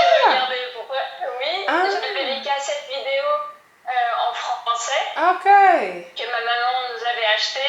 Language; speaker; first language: French; early bilingual, heritage; Portuguese